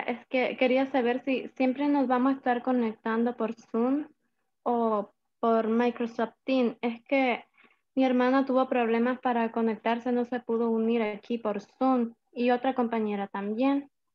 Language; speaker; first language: Spanish; native; Spanish